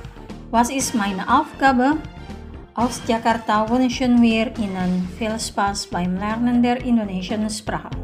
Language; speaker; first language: German; non-native, fluent; Indonesian